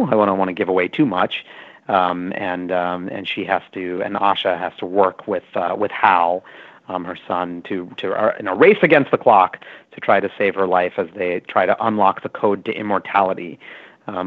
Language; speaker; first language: English; native; English